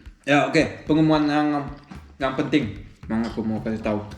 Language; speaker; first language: Indonesian; early bilingual, heritage; German